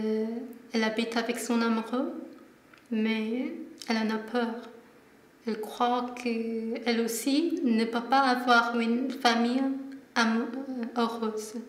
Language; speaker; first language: French; non-native, learner; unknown